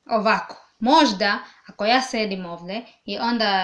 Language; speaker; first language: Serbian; non-native, learner; English